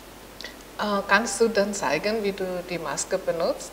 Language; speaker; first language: German; non-native, fluent; Indonesian